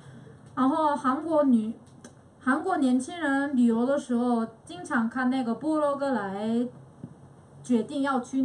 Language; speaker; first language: Chinese; non-native, fluent; Korean